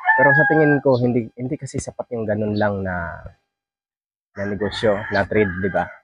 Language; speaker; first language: Filipino; non-native, local second language; Cebuano